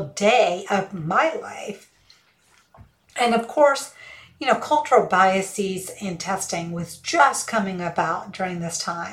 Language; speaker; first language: English; early bilingual, other home language; Hindi